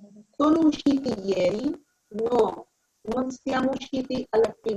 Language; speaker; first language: Italian; non-native, learner; Spanish